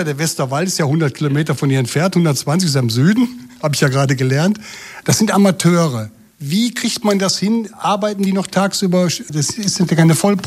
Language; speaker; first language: German; native; German